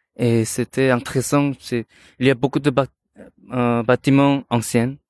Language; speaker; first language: French; non-native, learner; Korean